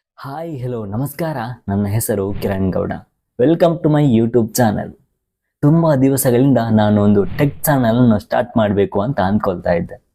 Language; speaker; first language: Kannada; native; Kannada